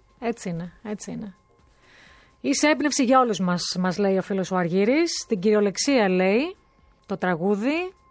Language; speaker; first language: Greek; native; Greek